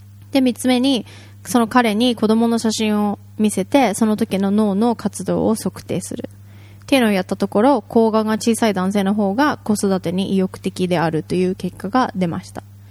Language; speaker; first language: Japanese; native; Japanese